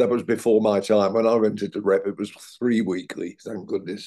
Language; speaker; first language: English; native; English